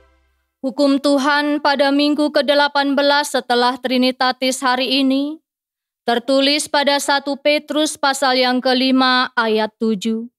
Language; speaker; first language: Indonesian; native; Indonesian